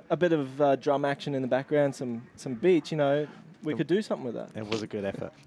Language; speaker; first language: English; native; English